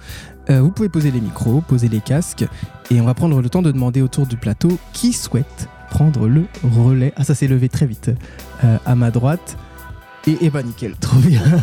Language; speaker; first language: French; native; French